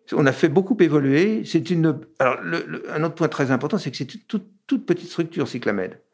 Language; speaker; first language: French; native; French